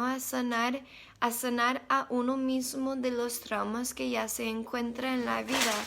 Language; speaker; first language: Spanish; non-native, learner; English